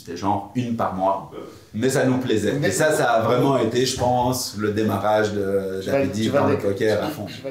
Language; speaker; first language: French; native; French